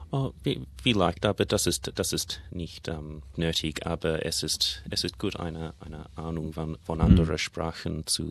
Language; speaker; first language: German; non-native, learner; English